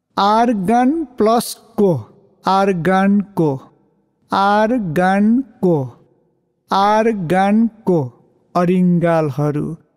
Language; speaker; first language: Nepali; non-native, local second language; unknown